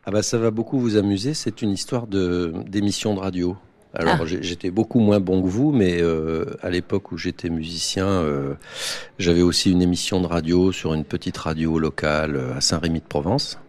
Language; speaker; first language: French; native; French